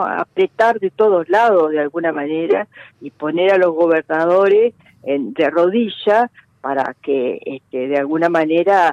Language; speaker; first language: Spanish; native; Spanish